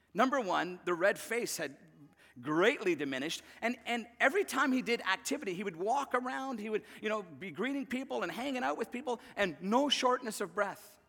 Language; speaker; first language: English; native; English